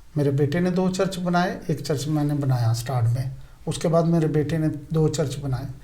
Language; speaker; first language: Urdu; non-native, local second language; Punjabi